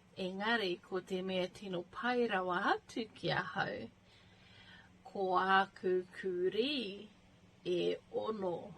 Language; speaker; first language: Māori; non-native, local second language; English